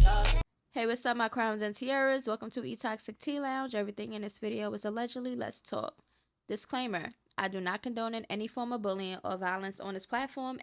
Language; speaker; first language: English; native; English